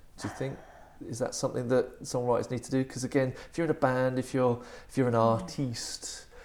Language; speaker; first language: English; native; English